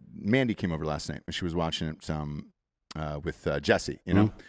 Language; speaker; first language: English; native; English